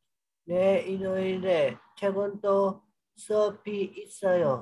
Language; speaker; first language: Korean; non-native, learner; Vietnamese